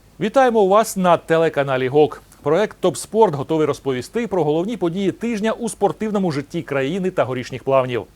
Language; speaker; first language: Ukrainian; native; Ukrainian